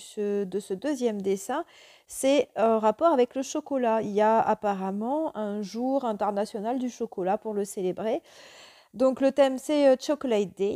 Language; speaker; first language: French; native; French